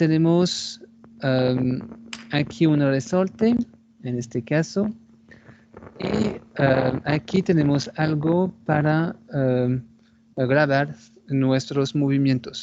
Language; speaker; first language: Spanish; non-native, fluent; French